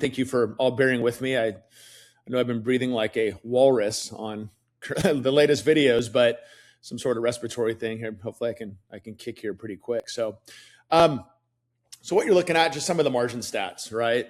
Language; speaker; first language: English; native; English